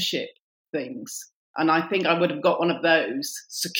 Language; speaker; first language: English; native; English